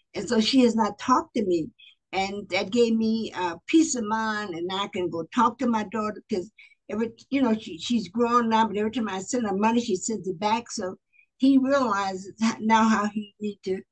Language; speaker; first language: English; native; English